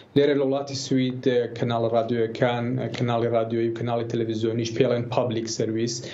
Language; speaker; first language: Central Kurdish; non-native, local second language; Gurani